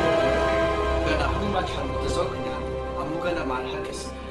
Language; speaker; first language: Korean; non-native, learner; English